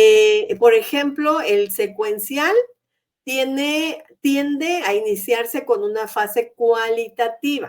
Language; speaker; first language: Spanish; native; Spanish